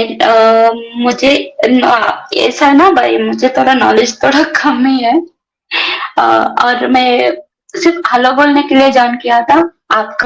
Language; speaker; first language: Hindi; non-native, local second language; Kannada